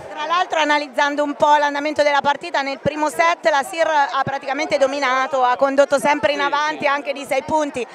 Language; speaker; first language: Italian; native; Italian